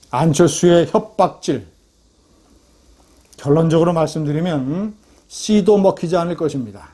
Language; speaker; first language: Korean; native; Korean